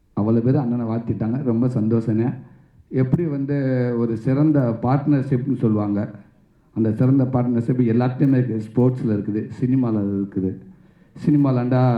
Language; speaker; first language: Tamil; native; Tamil